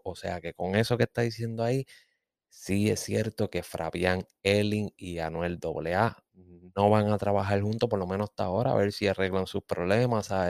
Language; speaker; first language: Spanish; native; Spanish